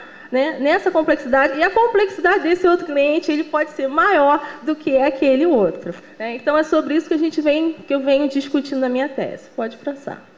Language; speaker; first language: Portuguese; native; Portuguese